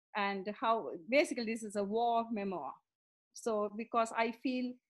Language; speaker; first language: English; non-native, local second language; Tamil